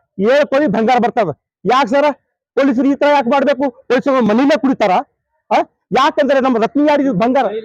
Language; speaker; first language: Kannada; non-native, local second language; Lambadi